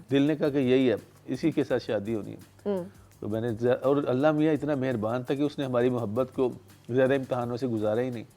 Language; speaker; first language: Hindi; non-native, local second language; Punjabi